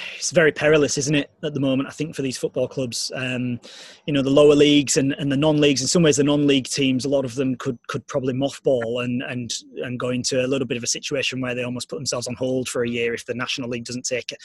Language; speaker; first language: English; native; English